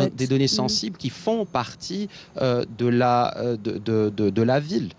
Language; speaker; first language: French; non-native, local second language; Arabic